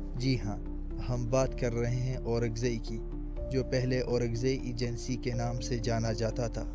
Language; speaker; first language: Urdu; non-native, local second language; Pashto